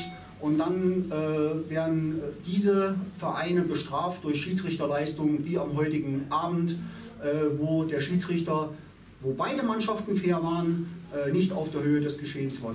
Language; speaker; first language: German; native; German